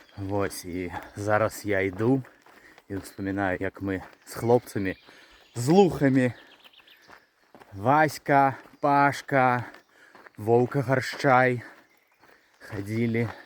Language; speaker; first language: Belarusian; native; Belarusian